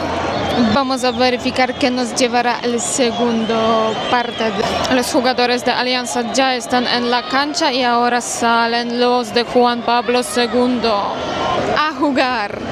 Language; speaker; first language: Spanish; non-native, fluent; Polish